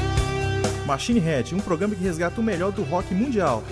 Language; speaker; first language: Portuguese; native; Portuguese